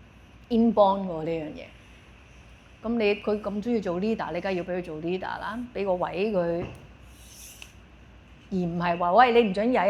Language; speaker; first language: Cantonese; native; Cantonese